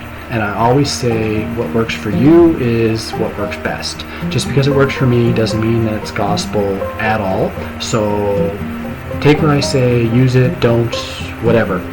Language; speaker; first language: English; native; English